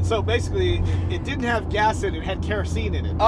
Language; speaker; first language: English; native; English